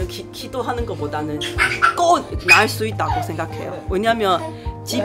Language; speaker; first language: Korean; non-native, learner; Chinese